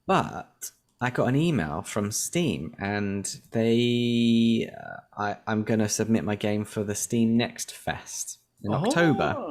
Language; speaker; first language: English; native; English